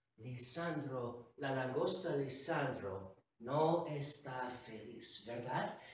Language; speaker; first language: Spanish; non-native, fluent; English